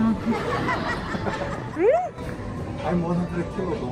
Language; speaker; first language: English; non-native, fluent; Korean